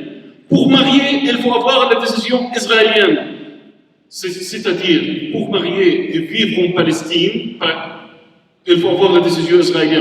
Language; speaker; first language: French; non-native, learner; Arabic